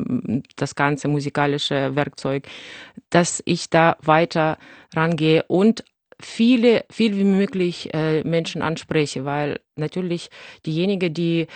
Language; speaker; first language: German; non-native, fluent; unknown